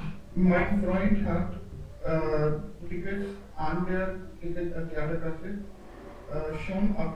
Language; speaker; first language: German; non-native, learner; Hindi